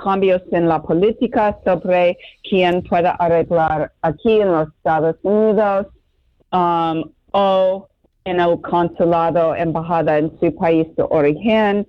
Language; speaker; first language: Spanish; non-native, fluent; English